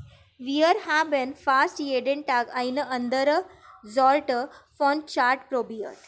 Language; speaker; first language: German; non-native, learner; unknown